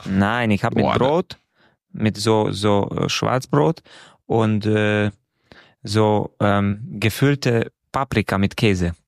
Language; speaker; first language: German; non-native, fluent; Romanian